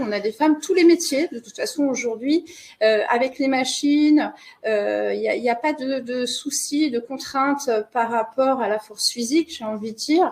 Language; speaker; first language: French; native; French